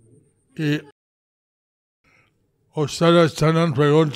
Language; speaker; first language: Spanish; non-native, learner; English